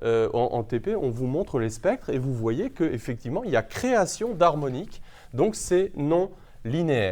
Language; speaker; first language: French; native; French